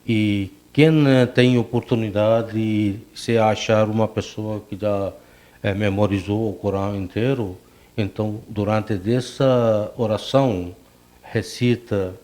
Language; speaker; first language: Portuguese; non-native, fluent; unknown